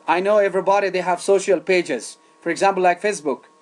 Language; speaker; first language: English; non-native, fluent; Persian